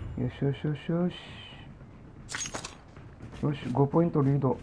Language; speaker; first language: Japanese; native; Japanese